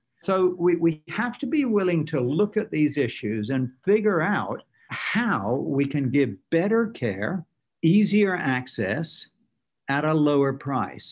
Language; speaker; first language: English; native; English